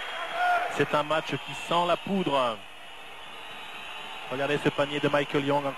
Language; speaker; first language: French; native; French